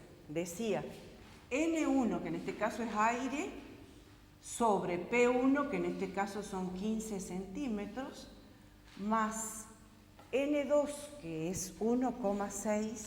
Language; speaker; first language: Spanish; native; Spanish